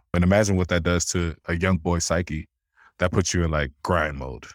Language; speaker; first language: English; early bilingual, other home language; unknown